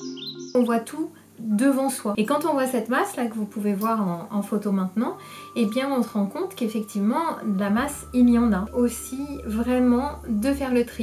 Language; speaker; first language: French; native; French